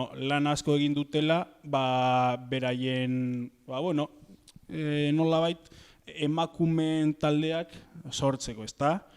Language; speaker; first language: Basque; native; Basque